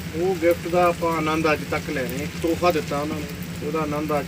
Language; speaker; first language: Hindi; non-native, local second language; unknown